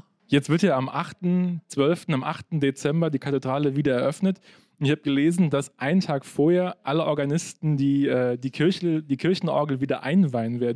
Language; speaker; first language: German; native; German